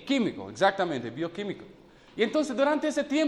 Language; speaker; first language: Spanish; non-native, fluent; English